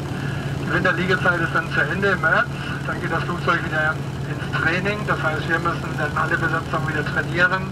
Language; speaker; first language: German; native; German